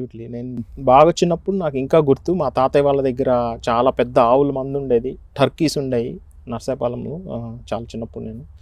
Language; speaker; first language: Telugu; native; Telugu